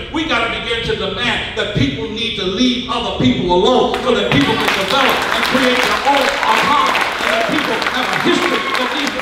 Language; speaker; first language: English; native; English